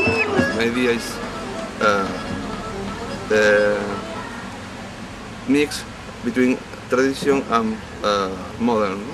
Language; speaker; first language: English; non-native, learner; Spanish